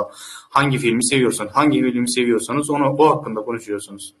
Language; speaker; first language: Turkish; non-native, fluent; Uzbek